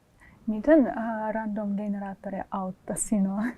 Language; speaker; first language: Finnish; non-native, fluent; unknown